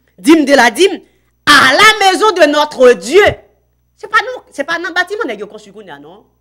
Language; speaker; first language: French; non-native, local second language; Haitian Creole